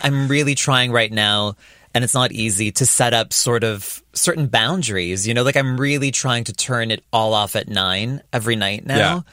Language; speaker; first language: English; native; English